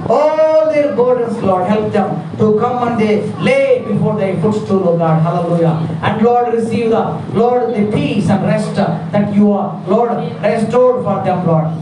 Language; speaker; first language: English; non-native, local second language; Telugu